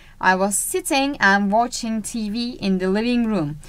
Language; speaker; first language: English; non-native, fluent; Turkish